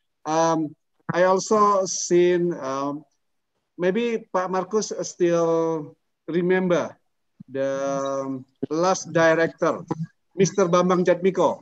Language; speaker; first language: English; non-native, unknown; Indonesian